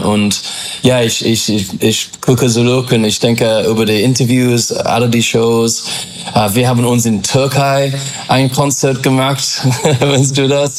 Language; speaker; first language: German; non-native, learner; English